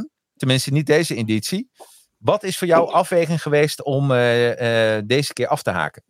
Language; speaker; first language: Dutch; native; Dutch